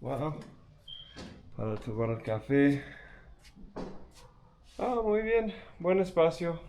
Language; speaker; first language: Spanish; non-native, fluent; English